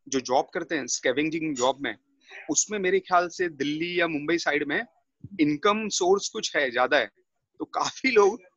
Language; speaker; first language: Hindi; native; Hindi